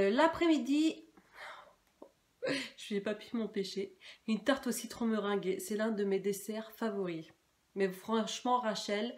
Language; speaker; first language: French; native; French